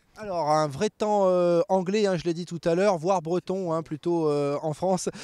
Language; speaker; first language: French; native; French